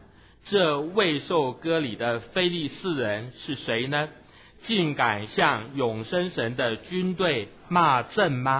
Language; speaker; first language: Chinese; native; Chinese